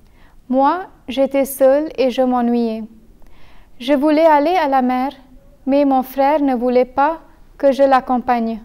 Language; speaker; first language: French; non-native, fluent; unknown